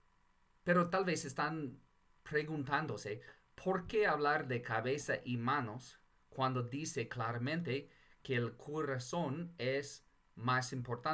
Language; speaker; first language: Spanish; non-native, fluent; English